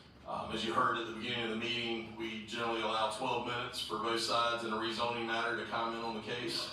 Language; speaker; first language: English; native; English